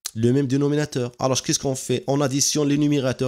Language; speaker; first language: French; non-native, local second language; Arabic